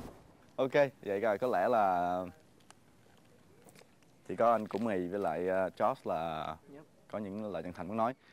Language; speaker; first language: Vietnamese; native; Vietnamese